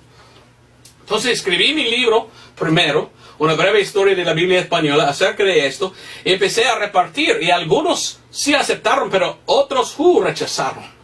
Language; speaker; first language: Spanish; non-native, fluent; English